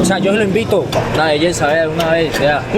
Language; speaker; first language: Spanish; native; Spanish